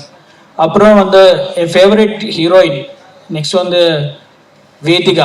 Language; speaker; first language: Tamil; non-native, learner; Malayalam